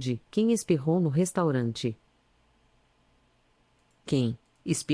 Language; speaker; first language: Portuguese; non-native, learner; English